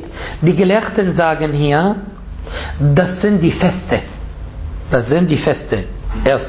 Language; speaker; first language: German; non-native, fluent; Arabic